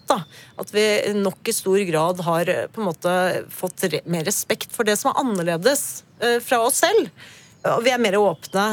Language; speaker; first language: Norwegian; early bilingual, other home language; Spanish